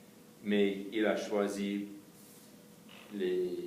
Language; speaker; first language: French; non-native, fluent; English